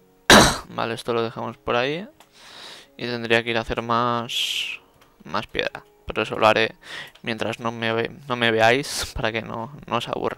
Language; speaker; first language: Spanish; native; Spanish